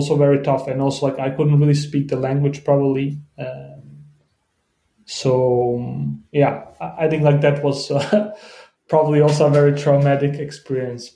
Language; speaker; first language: English; non-native, fluent; Bosnian